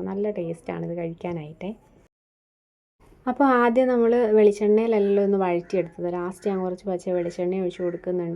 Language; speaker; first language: Malayalam; native; Malayalam